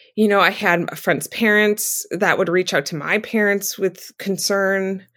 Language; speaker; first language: English; native; English